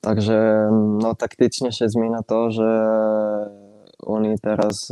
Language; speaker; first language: Polish; non-native, fluent; Italian